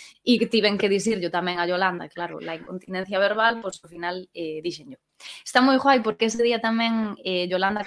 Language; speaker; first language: Galician; non-native, local second language; Spanish